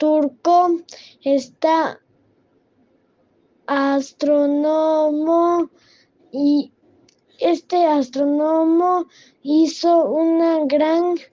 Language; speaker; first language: Spanish; non-native, learner; French